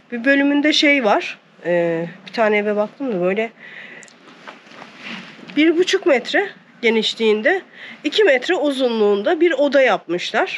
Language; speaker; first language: Turkish; native; Turkish